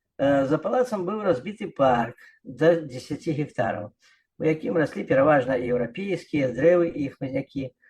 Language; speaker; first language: Belarusian; non-native, local second language; Russian